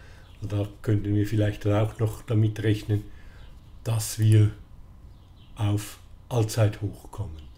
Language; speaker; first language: German; native; German